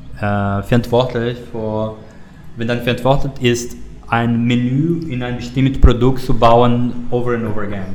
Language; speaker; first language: German; non-native, learner; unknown